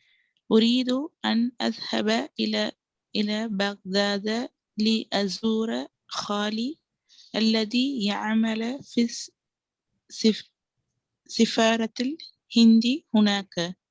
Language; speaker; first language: Arabic; non-native, learner; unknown